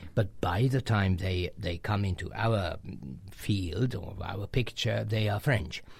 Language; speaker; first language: English; non-native, fluent; Hungarian